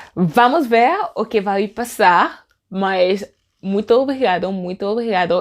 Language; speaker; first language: Portuguese; non-native, learner; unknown